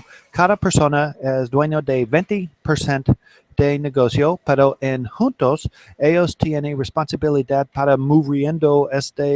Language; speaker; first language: Spanish; non-native, learner; English